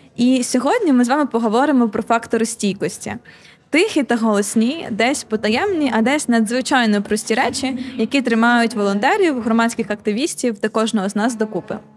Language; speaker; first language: Ukrainian; native; Ukrainian